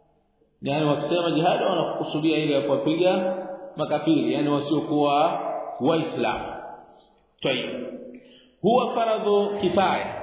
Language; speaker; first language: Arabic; non-native, fluent; Swahili